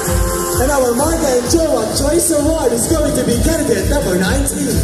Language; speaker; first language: English; non-native, local second language; Filipino